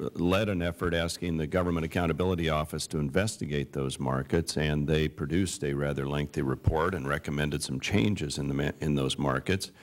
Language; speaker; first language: English; native; English